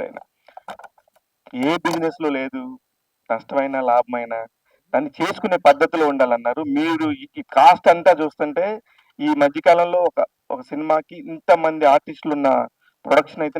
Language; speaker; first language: Telugu; native; Telugu